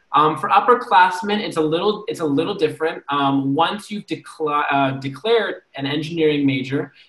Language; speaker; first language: English; native; English